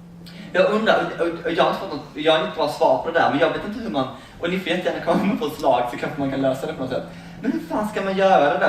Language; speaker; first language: Swedish; native; Swedish